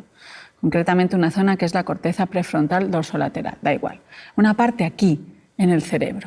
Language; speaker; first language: Spanish; native; Spanish